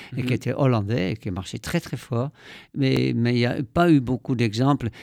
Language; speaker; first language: French; non-native, fluent; Dutch